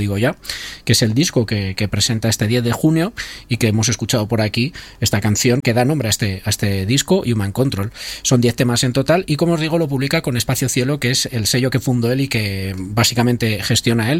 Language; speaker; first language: Spanish; native; Spanish